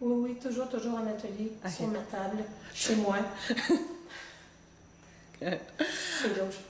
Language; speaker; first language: French; native; French